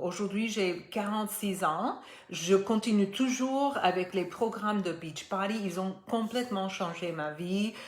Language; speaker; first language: French; non-native, fluent; Spanish